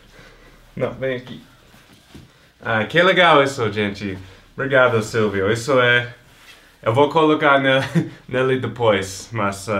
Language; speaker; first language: Portuguese; non-native, fluent; English